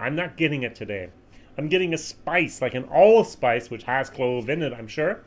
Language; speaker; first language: English; native; English